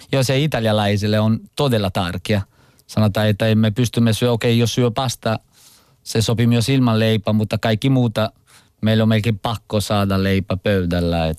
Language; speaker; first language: Finnish; non-native, local second language; Italian